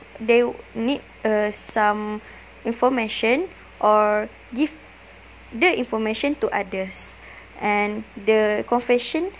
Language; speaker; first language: English; non-native, learner; Malay